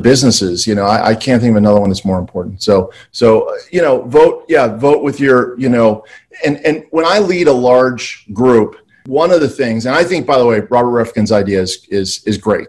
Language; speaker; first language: English; native; English